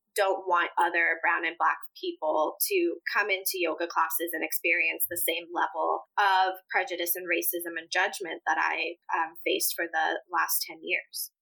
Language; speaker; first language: English; early bilingual, other home language; Spanish